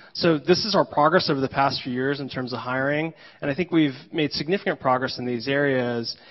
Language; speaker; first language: English; native; English